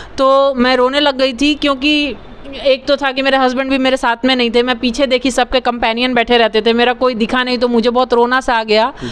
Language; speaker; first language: Hindi; native; Hindi